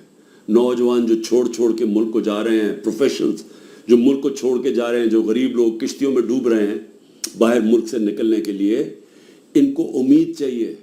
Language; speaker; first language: Urdu; native; Urdu